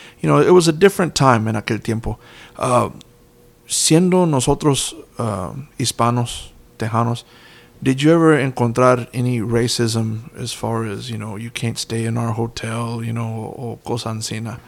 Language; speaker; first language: English; early bilingual, other home language; Spanish